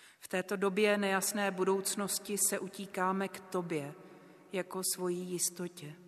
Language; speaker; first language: Czech; native; Czech